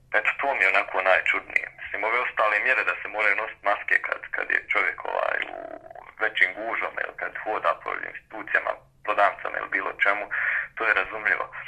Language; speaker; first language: Bosnian; native; Bosnian